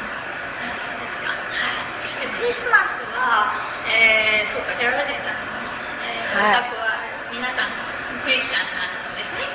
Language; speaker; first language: Japanese; native; Japanese